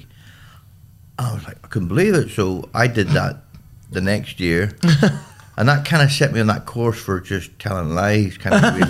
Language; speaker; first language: English; native; English